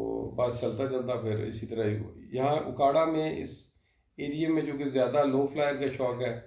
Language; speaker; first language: Urdu; non-native, local second language; Punjabi